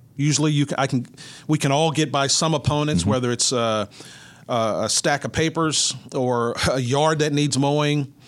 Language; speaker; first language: English; native; English